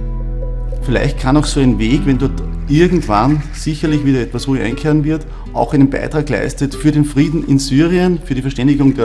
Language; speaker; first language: German; native; German